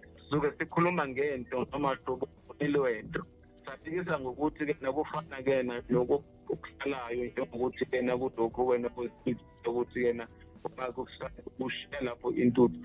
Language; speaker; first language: Zulu; native; Zulu